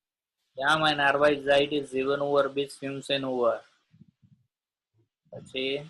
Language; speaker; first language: German; non-native, learner; Gujarati